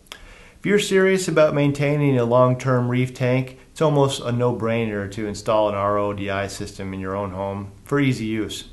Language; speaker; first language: English; native; English